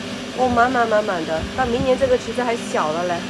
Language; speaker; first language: Chinese; native; Chinese